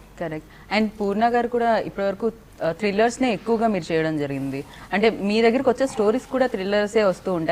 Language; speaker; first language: Telugu; native; Telugu